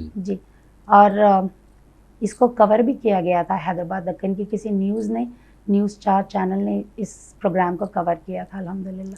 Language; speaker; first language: Urdu; native; Urdu